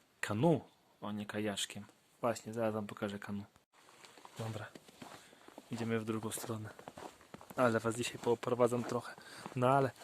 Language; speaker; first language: Polish; native; Polish